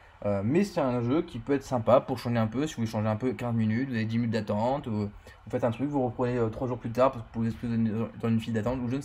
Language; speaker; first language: French; native; French